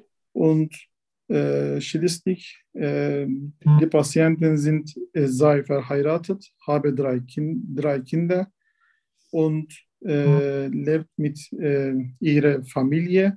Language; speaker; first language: German; non-native, learner; Turkish